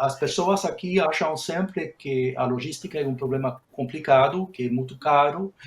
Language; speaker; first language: Portuguese; non-native, fluent; Spanish